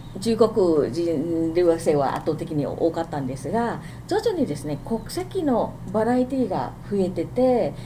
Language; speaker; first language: Japanese; non-native, fluent; Thai